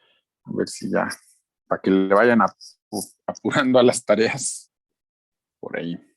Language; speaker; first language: Spanish; native; Spanish